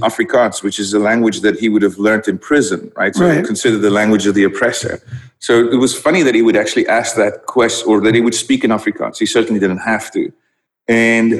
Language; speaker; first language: English; non-native, local second language; Dutch